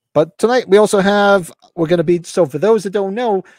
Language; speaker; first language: English; native; English